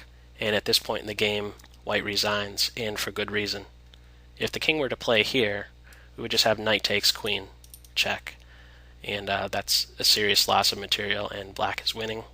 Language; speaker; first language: English; native; English